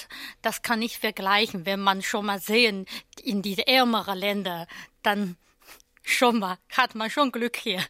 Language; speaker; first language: German; non-native, learner; Chinese